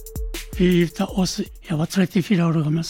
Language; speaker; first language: Swedish; non-native, learner; Korean